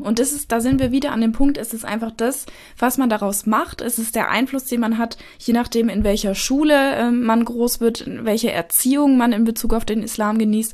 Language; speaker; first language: German; native; German